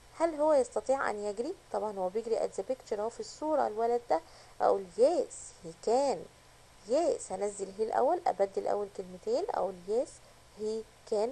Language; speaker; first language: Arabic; native; Arabic